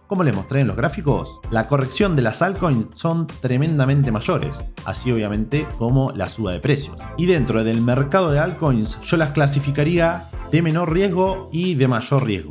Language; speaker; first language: Spanish; native; Spanish